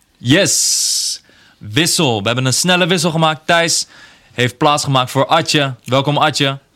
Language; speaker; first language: Dutch; early bilingual, other home language; Persian